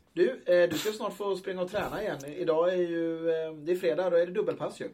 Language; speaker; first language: Swedish; native; Swedish